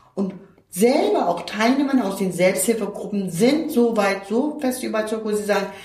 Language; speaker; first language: German; non-native, fluent; Turkish